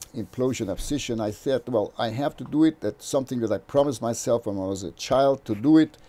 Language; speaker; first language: English; non-native, fluent; Portuguese